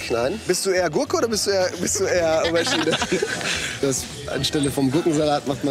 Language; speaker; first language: German; native; German